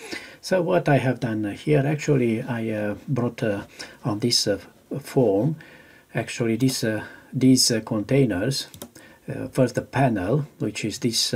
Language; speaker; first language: English; non-native, fluent; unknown